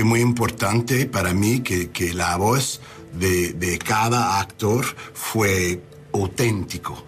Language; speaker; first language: Spanish; non-native, learner; English